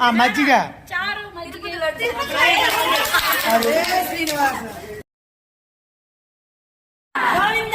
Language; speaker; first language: Telugu; native; Telugu